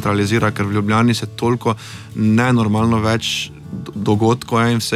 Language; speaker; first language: Slovenian; native; Slovenian